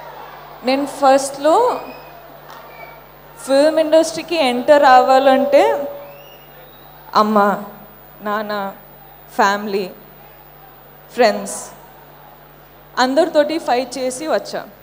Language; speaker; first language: Telugu; non-native, local second language; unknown